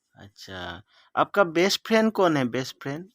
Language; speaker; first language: Hindi; non-native, local second language; Assamese